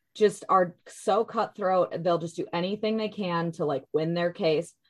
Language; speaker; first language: English; native; English